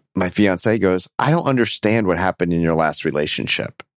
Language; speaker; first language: English; native; English